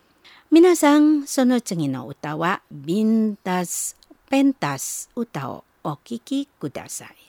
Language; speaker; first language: Japanese; non-native, learner; Indonesian